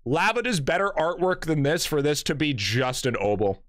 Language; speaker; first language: English; native; English